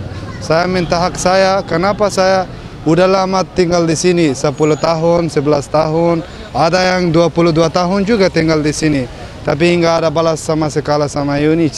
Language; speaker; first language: Indonesian; non-native, fluent; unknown